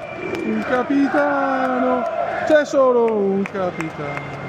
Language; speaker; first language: Italian; native; Italian